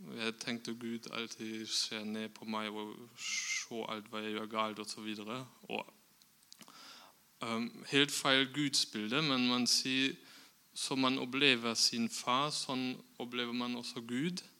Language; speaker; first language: Norwegian; non-native, fluent; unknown